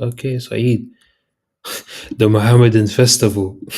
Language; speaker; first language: English; early bilingual, heritage; Arabic